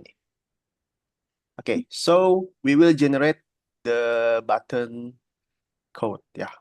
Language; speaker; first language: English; non-native, learner; Indonesian